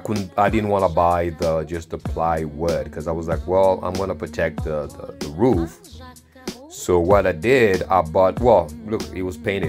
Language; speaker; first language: English; non-native, fluent; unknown